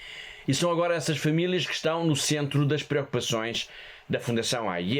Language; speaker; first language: Portuguese; native; Portuguese